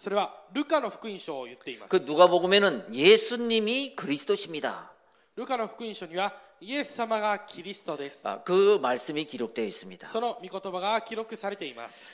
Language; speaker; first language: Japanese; non-native, fluent; Korean